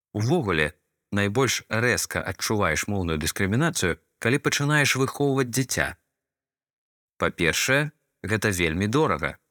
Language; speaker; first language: Belarusian; non-native, local second language; Russian